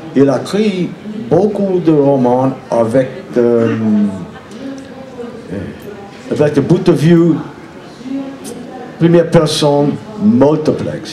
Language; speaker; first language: French; non-native, learner; English